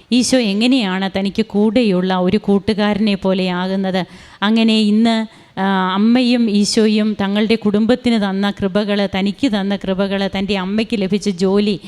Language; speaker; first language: Malayalam; native; Malayalam